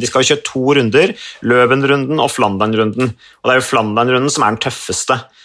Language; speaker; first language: Norwegian; native; Norwegian